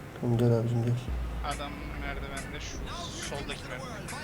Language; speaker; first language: Turkish; native; Turkish